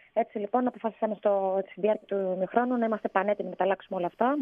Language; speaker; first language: Greek; native; Greek